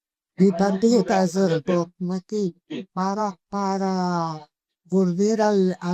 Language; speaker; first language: Spanish; non-native, fluent; Portuguese